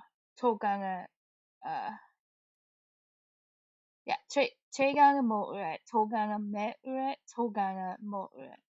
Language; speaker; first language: Danish; non-native, learner; English